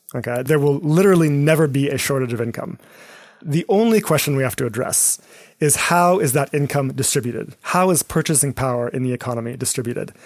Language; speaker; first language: English; native; English